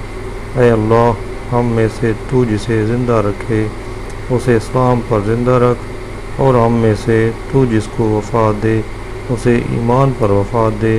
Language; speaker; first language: Urdu; native; Urdu